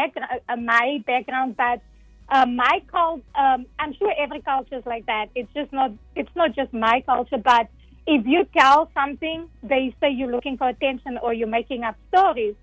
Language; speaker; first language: English; non-native, local second language; Dutch